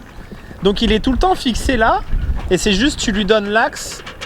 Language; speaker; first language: French; native; French